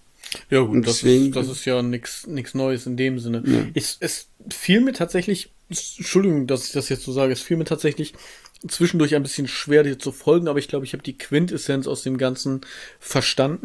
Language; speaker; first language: German; native; German